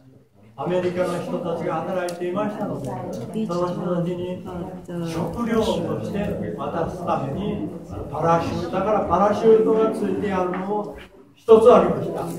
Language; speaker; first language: Japanese; native; Japanese